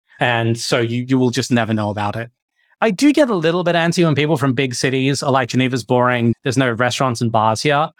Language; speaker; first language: English; native; English